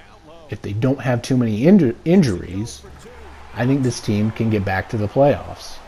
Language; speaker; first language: English; native; English